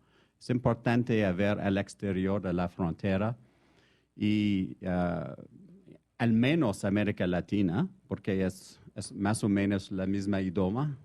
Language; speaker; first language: Spanish; non-native, fluent; French